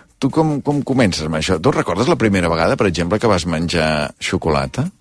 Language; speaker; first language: Catalan; native; Catalan